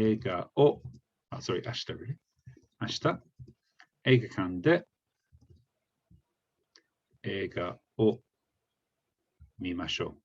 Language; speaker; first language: Japanese; non-native, fluent; English